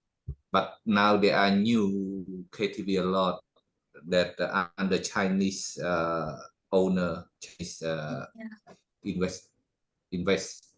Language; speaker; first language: English; non-native, learner; Khmer